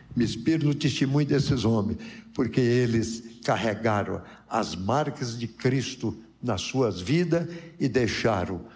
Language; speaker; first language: Portuguese; native; Portuguese